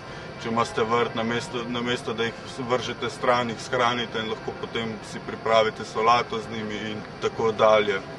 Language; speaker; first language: Slovenian; native; Slovenian